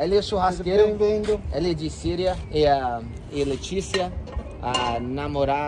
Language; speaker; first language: Portuguese; non-native, learner; English